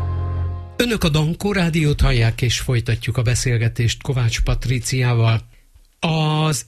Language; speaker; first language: Hungarian; native; Hungarian